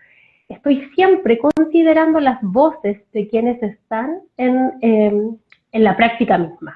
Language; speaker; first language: Spanish; native; Spanish